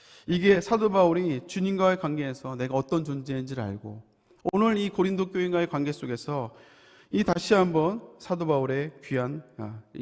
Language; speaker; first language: Korean; native; Korean